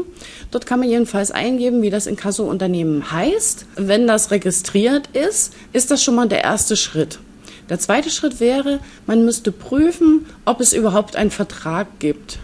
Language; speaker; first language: German; native; German